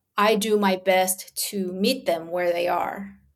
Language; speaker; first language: English; early bilingual, other home language; Portuguese